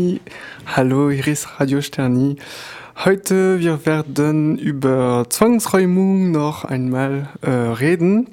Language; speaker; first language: German; non-native, fluent; French